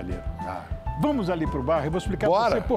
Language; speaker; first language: Portuguese; native; Portuguese